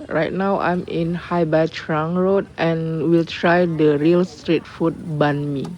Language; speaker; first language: English; non-native, learner; Indonesian